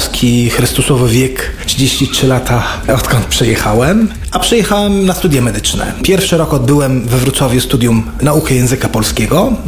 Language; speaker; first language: Polish; non-native, fluent; Arabic